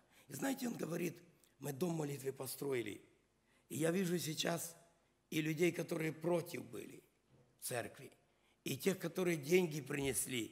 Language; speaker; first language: Russian; non-native, local second language; Ukrainian